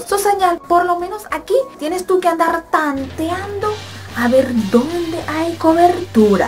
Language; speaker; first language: Spanish; native; Spanish